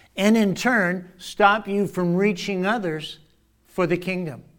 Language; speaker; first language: English; native; English